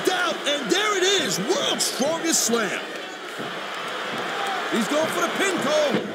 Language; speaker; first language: English; native; English